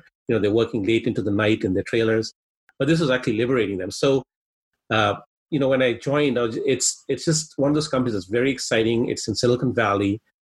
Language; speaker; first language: English; non-native, local second language; Swahili